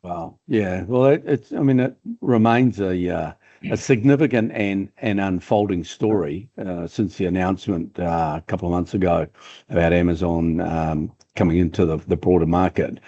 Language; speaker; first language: English; native; English